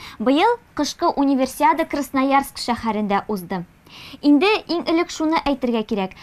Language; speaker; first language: Tatar; native; Tatar